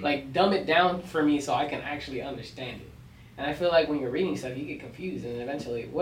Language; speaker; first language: English; native; English